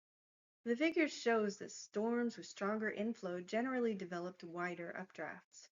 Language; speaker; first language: English; native; English